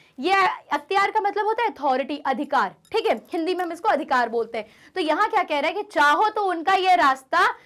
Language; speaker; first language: Hindi; native; Hindi